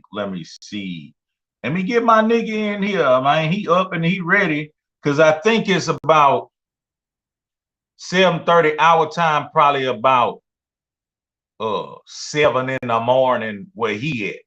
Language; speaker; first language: English; native; English